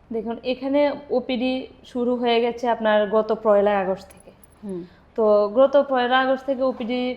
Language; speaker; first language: Bangla; native; Bangla